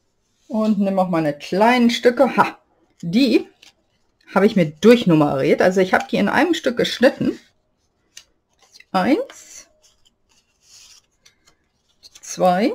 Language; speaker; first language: German; native; German